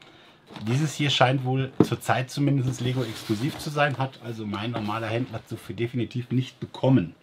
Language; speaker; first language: German; native; German